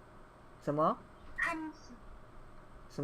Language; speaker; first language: Chinese; non-native, fluent; Indonesian